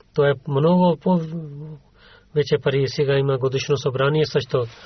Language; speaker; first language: Bulgarian; non-native, learner; Urdu